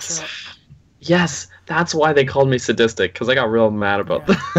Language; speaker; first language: English; native; English